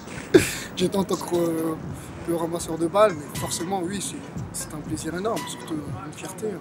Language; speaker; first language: French; early bilingual, other home language; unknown